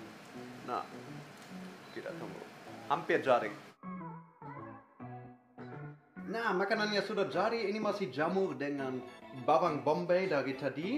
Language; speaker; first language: Indonesian; non-native, fluent; German